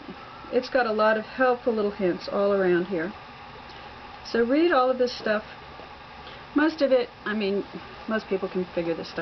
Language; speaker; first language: English; native; English